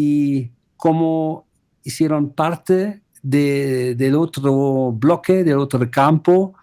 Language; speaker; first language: Spanish; non-native, fluent; German